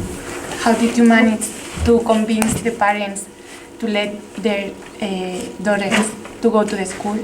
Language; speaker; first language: English; non-native, fluent; Spanish